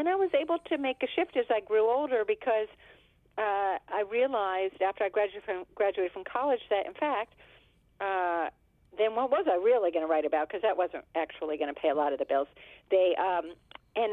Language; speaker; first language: English; native; English